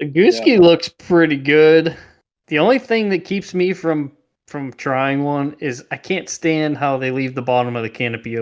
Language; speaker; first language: English; native; English